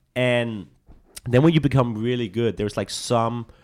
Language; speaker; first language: English; non-native, fluent; Danish